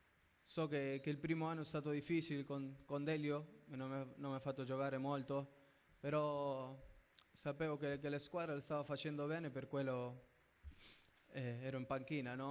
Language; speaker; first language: Italian; non-native, fluent; Spanish